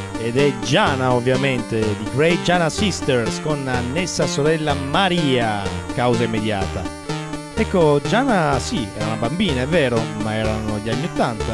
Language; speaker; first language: Italian; native; Italian